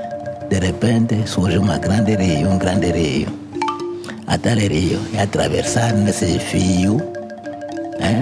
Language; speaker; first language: Portuguese; non-native, local second language; Kongo